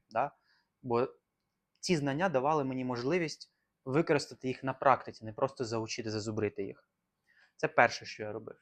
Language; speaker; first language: Ukrainian; native; Ukrainian